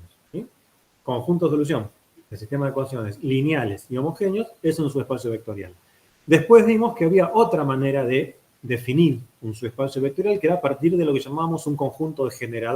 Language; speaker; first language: Spanish; native; Spanish